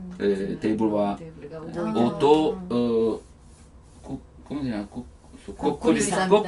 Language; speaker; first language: Japanese; non-native, learner; Italian